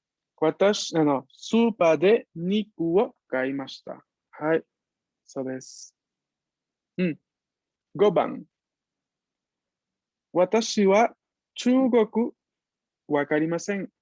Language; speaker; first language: Japanese; non-native, fluent; Spanish